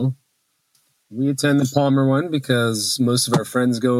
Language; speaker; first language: English; native; English